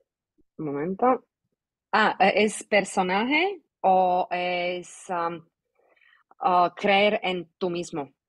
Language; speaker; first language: Spanish; non-native, fluent; Slovak